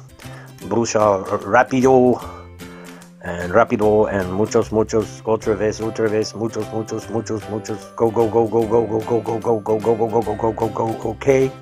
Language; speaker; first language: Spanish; non-native, learner; English